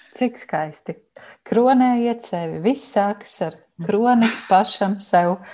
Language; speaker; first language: Latvian; native; Latvian